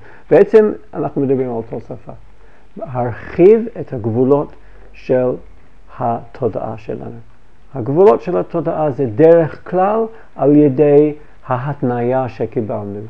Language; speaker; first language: Hebrew; non-native, fluent; English